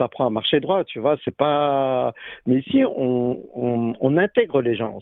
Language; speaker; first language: French; native; French